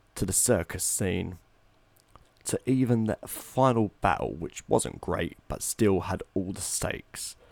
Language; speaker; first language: English; native; English